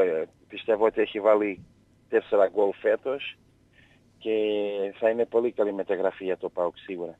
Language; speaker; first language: Greek; non-native, learner; Portuguese